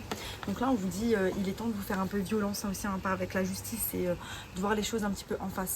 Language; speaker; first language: French; native; French